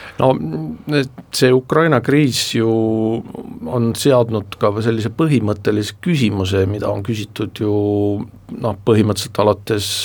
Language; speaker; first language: Estonian; native; Estonian